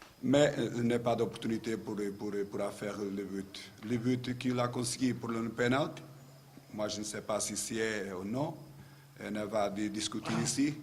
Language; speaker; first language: French; non-native, learner; Portuguese